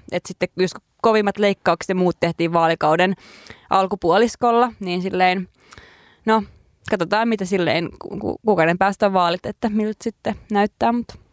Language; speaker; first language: Finnish; native; Finnish